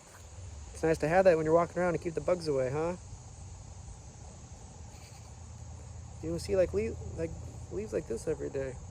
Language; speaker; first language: English; native; English